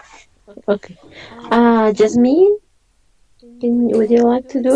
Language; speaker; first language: English; non-native, fluent; Spanish